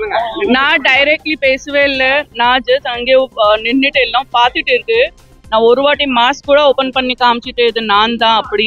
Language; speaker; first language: Tamil; non-native, fluent; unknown